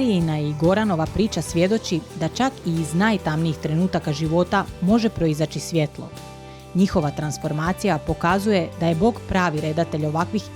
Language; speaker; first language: Croatian; native; Croatian